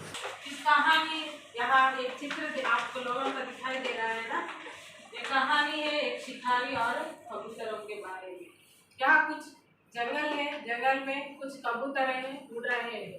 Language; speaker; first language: Hindi; non-native, local second language; Telugu